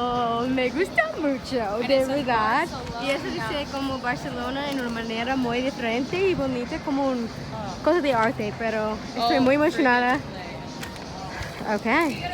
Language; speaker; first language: Spanish; non-native, learner; English